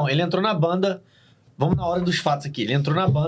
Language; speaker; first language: Portuguese; native; Portuguese